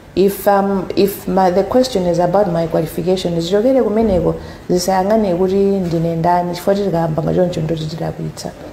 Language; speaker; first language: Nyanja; native; Nyanja